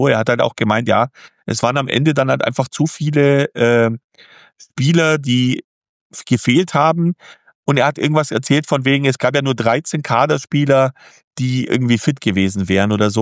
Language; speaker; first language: German; native; German